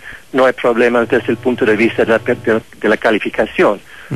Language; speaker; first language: Spanish; non-native, fluent; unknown